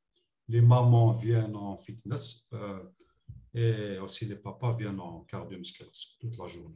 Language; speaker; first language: French; non-native, local second language; Arabic